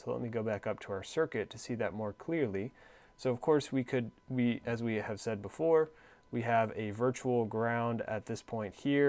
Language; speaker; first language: English; native; English